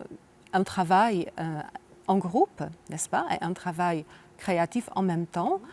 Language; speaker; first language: French; non-native, fluent; Polish